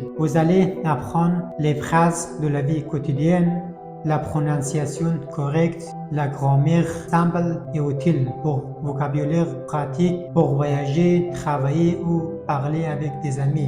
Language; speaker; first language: French; non-native, fluent; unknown